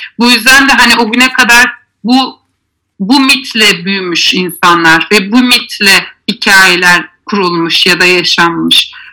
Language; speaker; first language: Turkish; native; Turkish